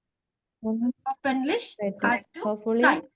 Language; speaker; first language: German; non-native, learner; Malayalam